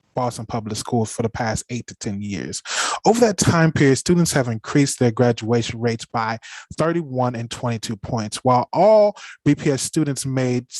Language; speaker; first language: English; native; English